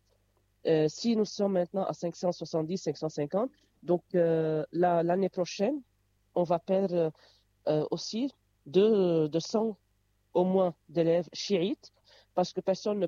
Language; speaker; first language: French; non-native, local second language; Arabic